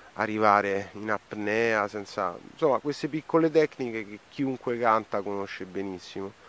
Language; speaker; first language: Italian; native; Italian